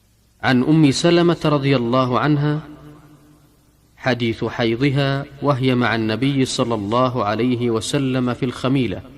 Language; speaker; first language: Arabic; native; Arabic